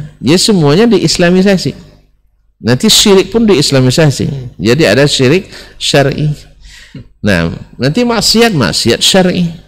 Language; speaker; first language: Indonesian; non-native, local second language; Minangkabau